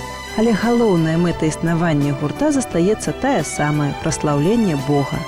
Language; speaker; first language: Belarusian; native; Belarusian